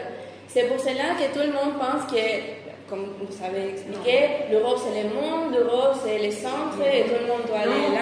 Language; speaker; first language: French; non-native, fluent; Spanish